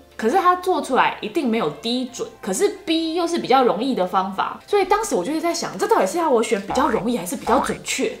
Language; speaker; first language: Chinese; native; Chinese